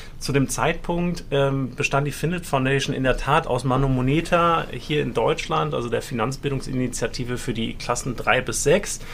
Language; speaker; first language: German; native; German